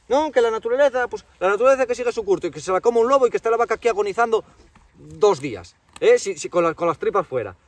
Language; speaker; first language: Spanish; native; Spanish